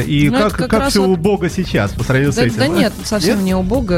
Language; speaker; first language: Russian; native; Russian